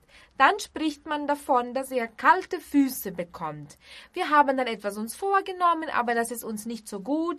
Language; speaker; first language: German; non-native, fluent; Portuguese